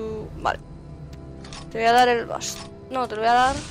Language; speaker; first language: Spanish; native; Spanish